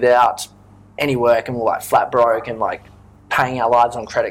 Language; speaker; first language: English; native; English